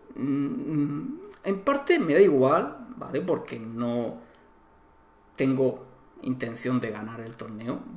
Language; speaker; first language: Spanish; native; Spanish